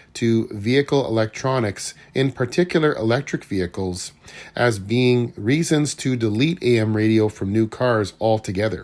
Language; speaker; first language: English; native; English